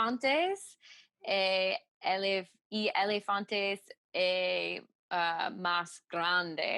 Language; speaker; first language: Spanish; non-native, learner; English